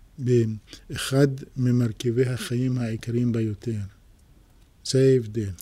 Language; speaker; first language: Hebrew; native; Hebrew